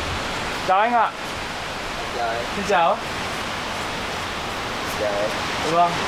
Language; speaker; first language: Vietnamese; non-native, fluent; Korean